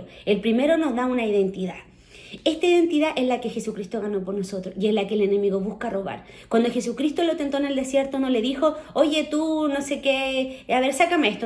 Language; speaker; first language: Spanish; native; Spanish